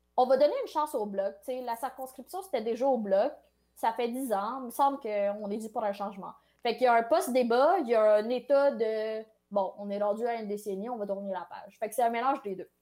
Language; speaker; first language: French; early bilingual, other home language; Tamil